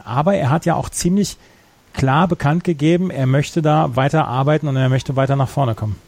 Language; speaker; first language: German; native; German